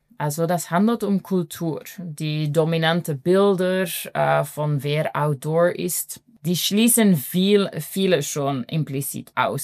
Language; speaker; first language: German; non-native, fluent; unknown